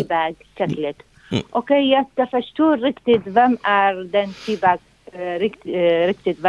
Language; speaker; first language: Swedish; non-native, learner; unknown